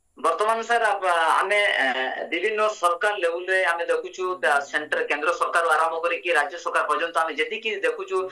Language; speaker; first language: Odia; non-native, local second language; Santali